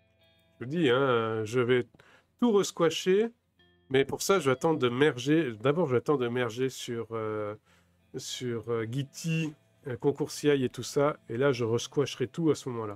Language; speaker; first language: French; native; French